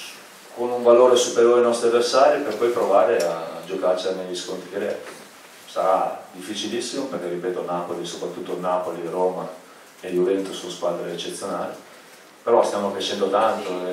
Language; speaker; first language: Italian; native; Italian